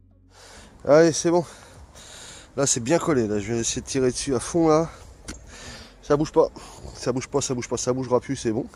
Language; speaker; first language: French; native; French